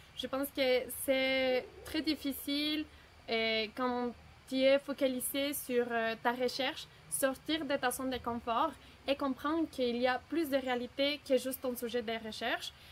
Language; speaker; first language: French; non-native, fluent; Spanish